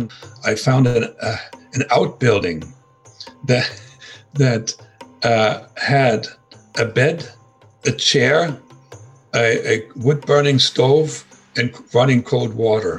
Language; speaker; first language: English; non-native, fluent; German